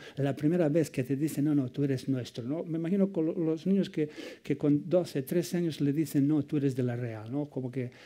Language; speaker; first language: Spanish; non-native, fluent; Bosnian